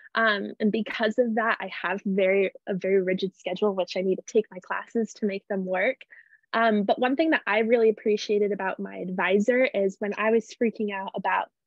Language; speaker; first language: English; native; English